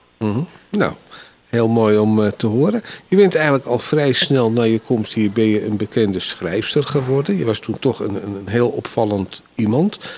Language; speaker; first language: Dutch; native; Dutch